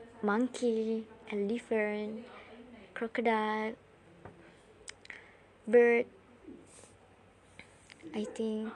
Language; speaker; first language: English; non-native, learner; Malay